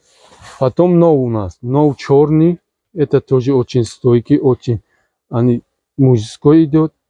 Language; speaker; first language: Russian; non-native, learner; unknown